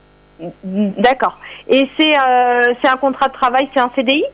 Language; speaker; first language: French; native; French